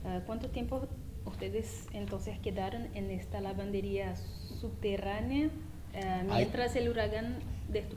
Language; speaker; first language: Spanish; non-native, fluent; French